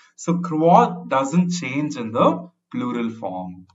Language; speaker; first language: English; non-native, local second language; Tamil